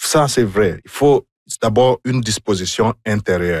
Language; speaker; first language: French; non-native, fluent; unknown